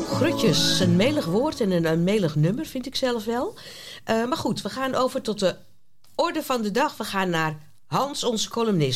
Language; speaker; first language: Dutch; native; Dutch